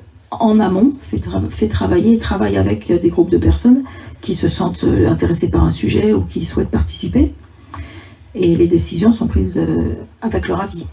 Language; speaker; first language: French; native; French